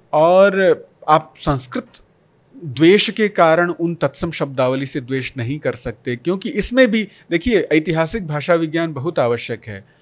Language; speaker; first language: Hindi; non-native, local second language; Bhojpuri